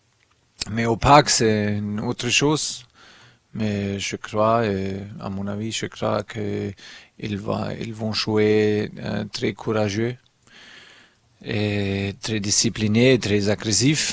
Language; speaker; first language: French; non-native, learner; German